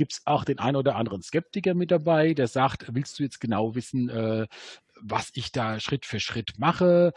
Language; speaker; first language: German; native; German